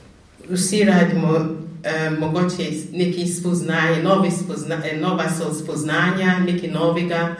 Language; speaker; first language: Slovenian; non-native, fluent; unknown